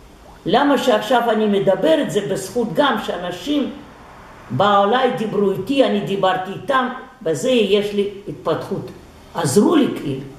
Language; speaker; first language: Hebrew; non-native, fluent; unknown